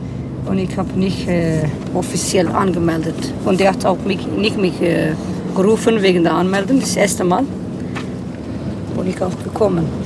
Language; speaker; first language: Dutch; non-native, learner; Kurdish